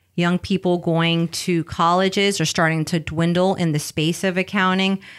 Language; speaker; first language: English; early bilingual, other home language; Spanish